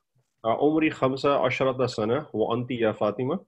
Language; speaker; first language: Arabic; non-native, learner; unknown